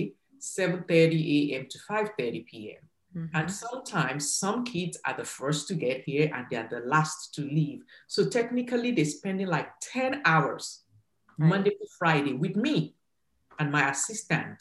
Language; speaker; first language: English; non-native, local second language; Yoruba